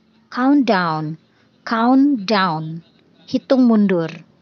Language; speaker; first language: English; non-native, fluent; Indonesian